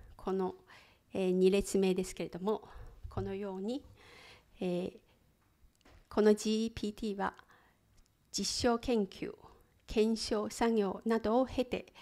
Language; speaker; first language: Japanese; non-native, fluent; Chinese